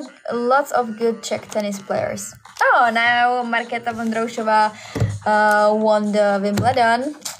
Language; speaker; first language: English; non-native, fluent; Czech